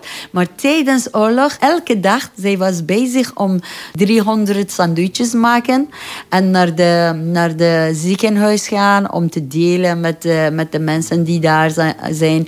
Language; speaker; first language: Dutch; non-native, fluent; Persian